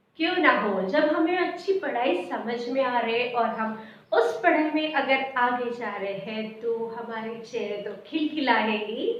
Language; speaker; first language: Hindi; non-native, local second language; Marathi